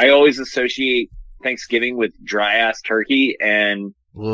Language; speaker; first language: English; native; English